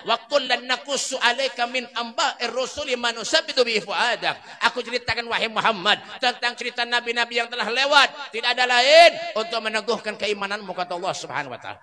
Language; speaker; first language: Indonesian; non-native, local second language; Banjar